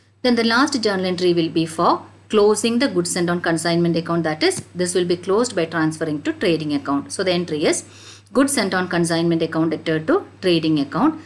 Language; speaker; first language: English; non-native, local second language; Malayalam